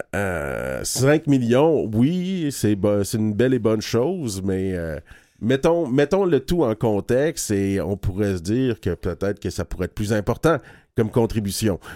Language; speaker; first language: French; native; French